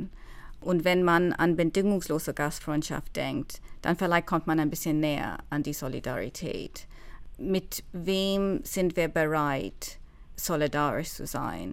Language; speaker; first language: German; non-native, fluent; English